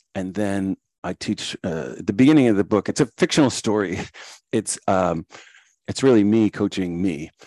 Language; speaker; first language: English; native; English